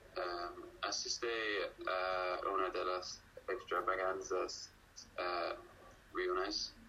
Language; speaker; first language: Spanish; non-native, learner; English